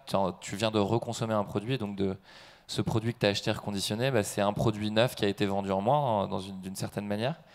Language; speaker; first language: French; native; French